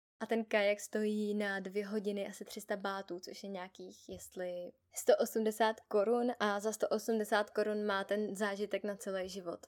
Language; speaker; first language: Czech; native; Czech